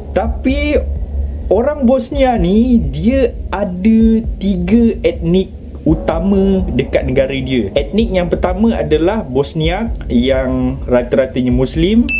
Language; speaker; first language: Malay; native; Malay